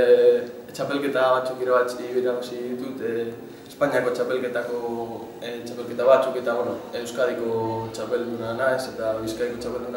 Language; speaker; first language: Basque; non-native, local second language; Spanish